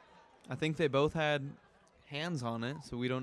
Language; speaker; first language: English; native; English